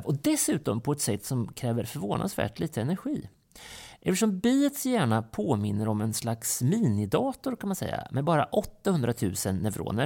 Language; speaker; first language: Swedish; native; Swedish